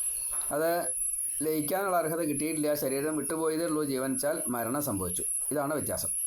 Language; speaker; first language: Malayalam; native; Malayalam